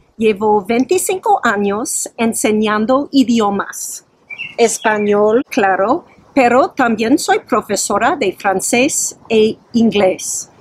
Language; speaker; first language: Spanish; non-native, fluent; English